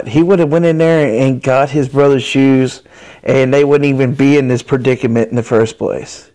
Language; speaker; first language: English; native; English